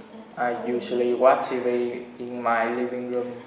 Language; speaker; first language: English; non-native, learner; Vietnamese